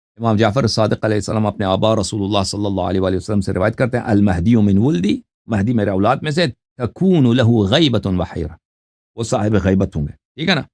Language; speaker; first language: Urdu; non-native, fluent; Persian